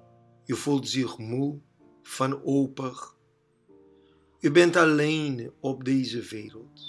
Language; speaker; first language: Dutch; non-native, learner; Portuguese